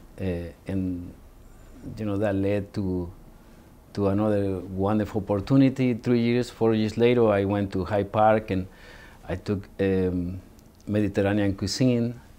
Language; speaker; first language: English; non-native, fluent; Spanish